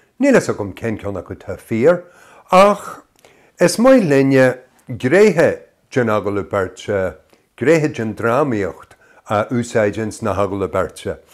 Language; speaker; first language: Irish; native; Irish